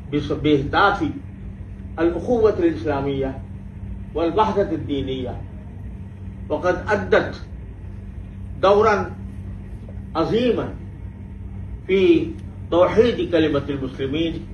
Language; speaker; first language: Arabic; non-native, fluent; Urdu